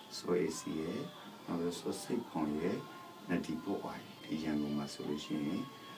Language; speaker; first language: Burmese; non-native, local second language; Karen languages